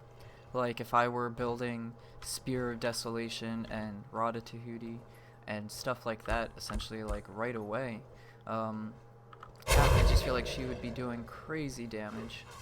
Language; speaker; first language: English; native; English